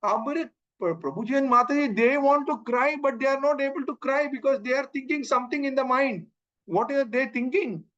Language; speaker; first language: English; non-native, local second language; Malayalam